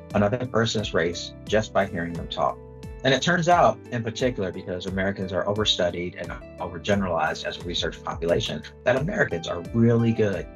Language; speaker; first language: English; native; English